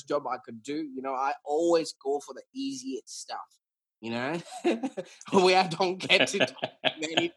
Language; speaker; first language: English; non-native, local second language; Shona